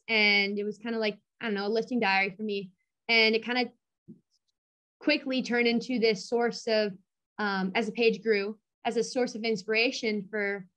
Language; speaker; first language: English; native; English